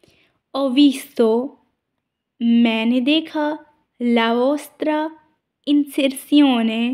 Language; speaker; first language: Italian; non-native, fluent; Urdu